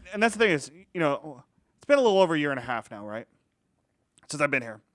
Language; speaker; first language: English; native; English